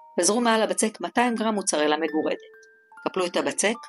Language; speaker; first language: Hebrew; native; Hebrew